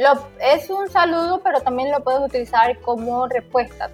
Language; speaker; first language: Spanish; native; Spanish